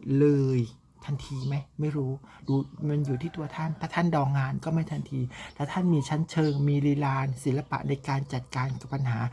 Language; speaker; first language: Thai; native; Thai